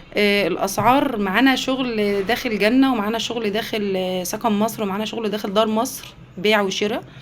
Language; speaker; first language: Egyptian Arabic; native; Egyptian Arabic